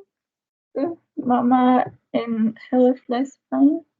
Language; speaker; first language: Dutch; non-native, learner; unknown